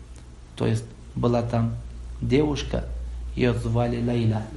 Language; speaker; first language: Russian; non-native, local second language; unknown